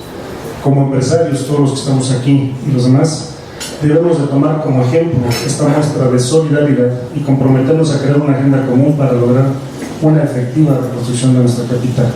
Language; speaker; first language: Spanish; native; Spanish